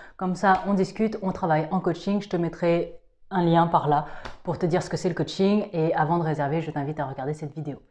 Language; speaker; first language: French; native; French